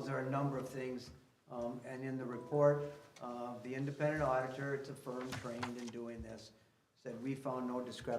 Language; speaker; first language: English; native; English